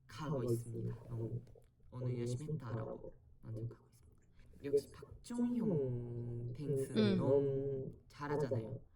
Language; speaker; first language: Korean; non-native, learner; Japanese